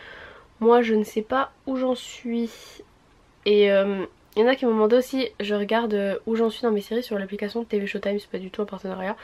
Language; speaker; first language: French; native; French